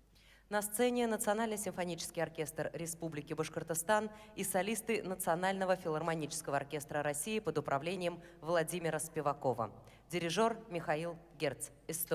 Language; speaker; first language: Russian; native; Russian